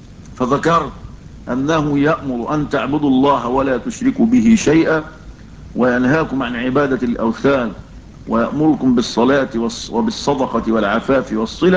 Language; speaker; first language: Arabic; native; Arabic